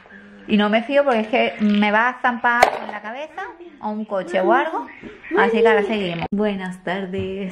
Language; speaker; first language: Spanish; native; Spanish